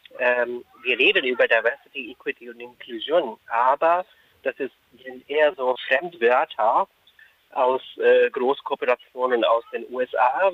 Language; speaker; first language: German; non-native, fluent; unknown